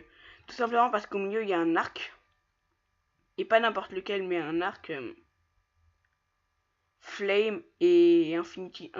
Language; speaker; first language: French; native; French